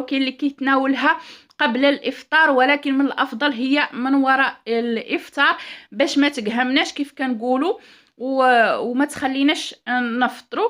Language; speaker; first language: Arabic; native; Arabic